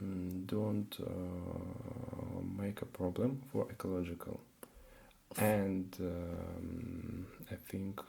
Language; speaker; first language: English; non-native, learner; Russian